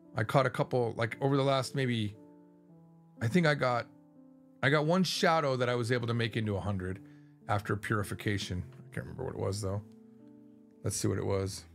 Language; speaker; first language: English; native; English